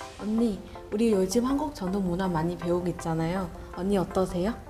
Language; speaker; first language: Korean; non-native, fluent; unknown